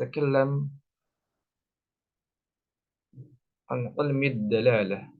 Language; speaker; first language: Arabic; non-native, learner; Indonesian